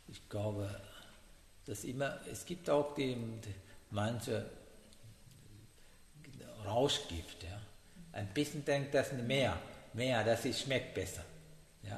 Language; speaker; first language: German; non-native, learner; Sinhala